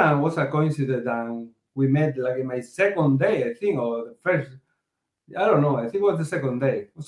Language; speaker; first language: English; non-native, learner; Spanish